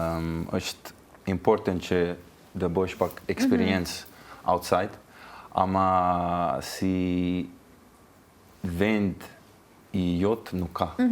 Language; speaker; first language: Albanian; non-native, learner; Turkish